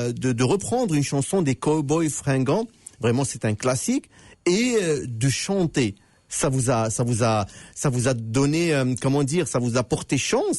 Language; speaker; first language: French; native; French